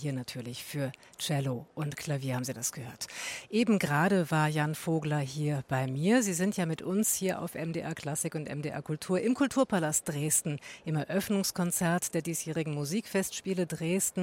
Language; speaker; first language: German; native; German